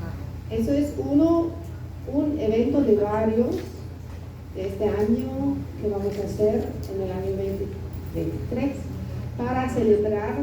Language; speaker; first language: Spanish; non-native, fluent; German